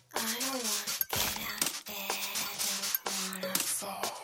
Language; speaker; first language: English; non-native, fluent; Danish